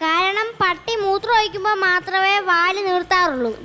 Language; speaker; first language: Malayalam; native; Malayalam